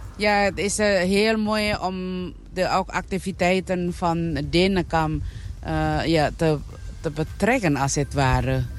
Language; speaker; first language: Dutch; non-native, fluent; Indonesian